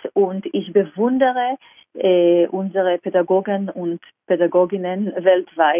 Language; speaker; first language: German; non-native, fluent; Hebrew